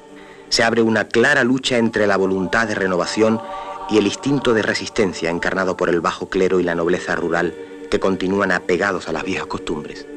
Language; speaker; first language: Spanish; native; Spanish